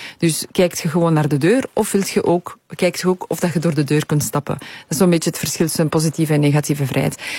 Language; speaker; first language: Dutch; early bilingual, other home language; Polish